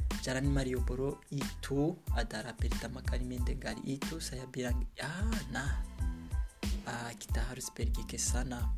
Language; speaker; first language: Indonesian; non-native, learner; Kinyarwanda